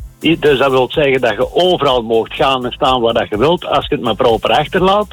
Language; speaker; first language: Dutch; native; Dutch